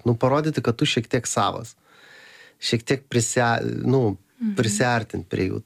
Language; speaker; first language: Lithuanian; native; Lithuanian